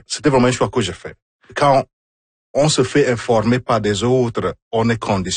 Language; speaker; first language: French; non-native, fluent; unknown